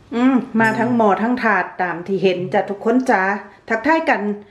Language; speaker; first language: Thai; native; Thai